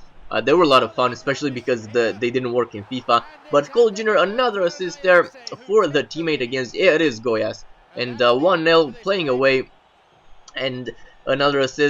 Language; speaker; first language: English; native; English